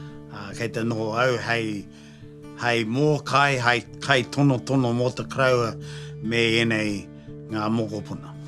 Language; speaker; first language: Māori; native; Māori